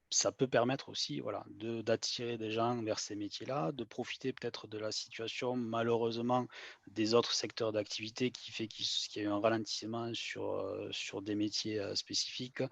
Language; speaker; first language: French; native; French